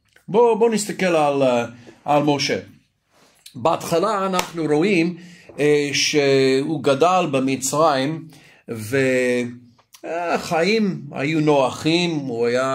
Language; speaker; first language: Hebrew; non-native, fluent; English